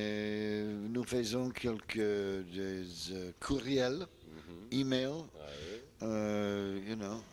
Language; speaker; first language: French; non-native, learner; English